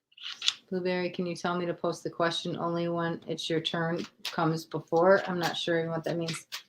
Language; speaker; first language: English; native; English